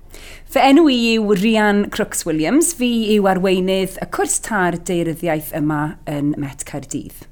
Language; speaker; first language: Welsh; native; Welsh